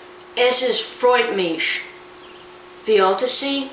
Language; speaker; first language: German; non-native, learner; English